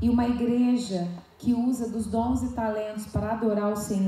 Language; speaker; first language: Portuguese; native; Portuguese